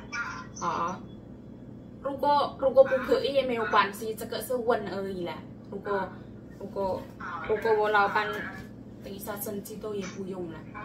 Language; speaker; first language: Chinese; non-native, learner; Javanese